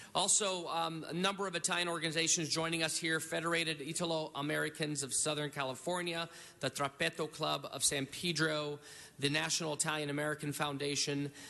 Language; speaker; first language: English; early bilingual, other home language; Italian